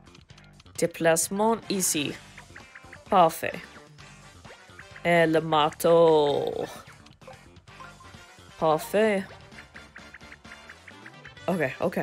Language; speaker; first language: French; non-native, learner; English